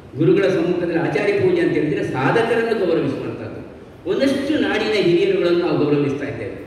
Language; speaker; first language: Kannada; non-native, local second language; Tulu